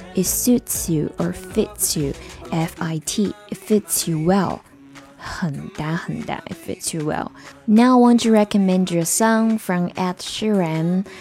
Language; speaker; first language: English; non-native, fluent; Chinese